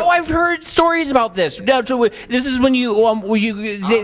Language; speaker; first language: English; native; English